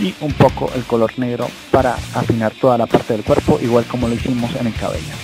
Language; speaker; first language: Spanish; native; Spanish